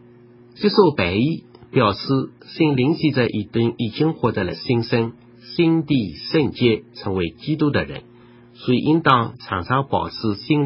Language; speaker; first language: Chinese; native; Chinese